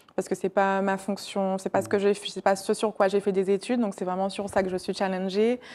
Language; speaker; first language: French; native; French